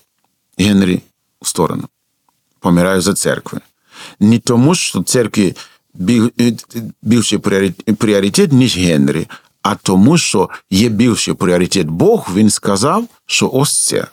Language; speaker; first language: Ukrainian; non-native, fluent; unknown